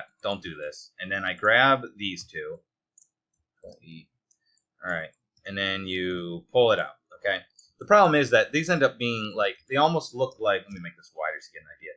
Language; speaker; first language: English; native; English